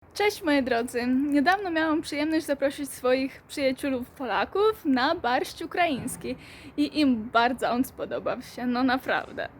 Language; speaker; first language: Polish; non-native, fluent; Ukrainian